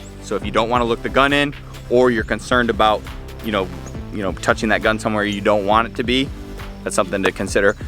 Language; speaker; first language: English; native; English